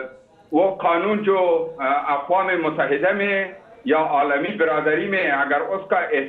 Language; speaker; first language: Hindi; non-native, learner; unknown